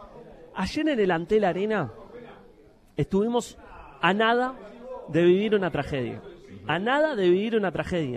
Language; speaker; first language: Spanish; native; Spanish